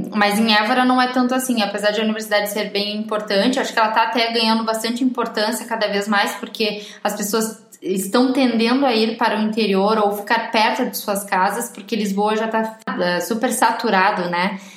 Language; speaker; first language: Portuguese; native; Portuguese